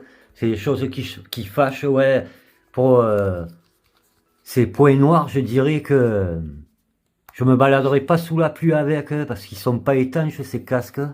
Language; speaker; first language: French; native; French